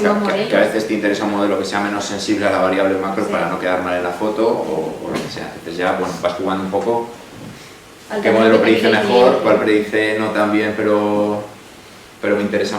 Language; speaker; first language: Spanish; native; Spanish